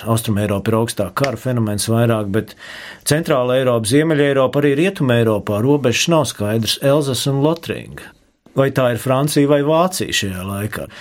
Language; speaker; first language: Latvian; native; Latvian